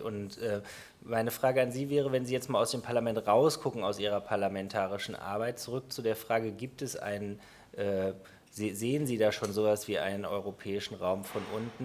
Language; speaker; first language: German; native; German